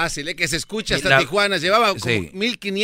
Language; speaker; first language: Spanish; native; Spanish